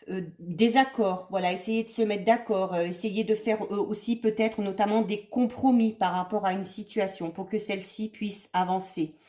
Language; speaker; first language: French; native; French